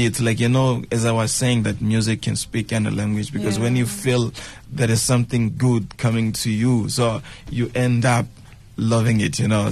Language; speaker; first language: English; non-native, fluent; Tsonga